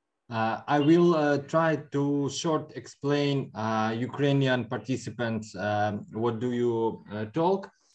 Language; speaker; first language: English; non-native, learner; Ukrainian